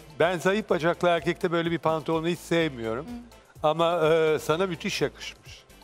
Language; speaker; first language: Turkish; native; Turkish